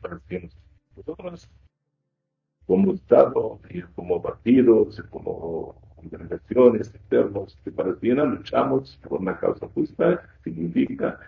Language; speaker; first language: Spanish; non-native, fluent; Arabic